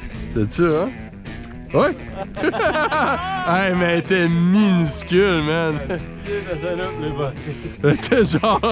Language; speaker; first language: French; native; French